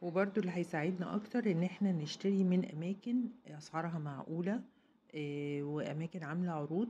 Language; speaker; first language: Arabic; native; Arabic